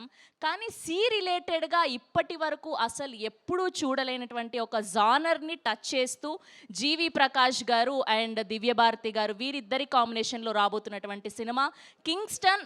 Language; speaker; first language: Telugu; native; Telugu